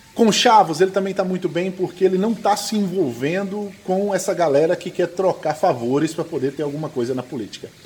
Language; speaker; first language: Portuguese; native; Portuguese